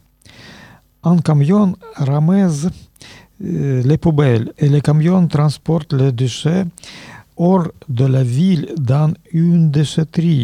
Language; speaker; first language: French; non-native, learner; Russian